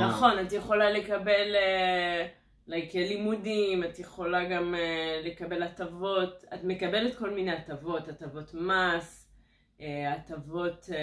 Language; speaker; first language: Hebrew; non-native, fluent; French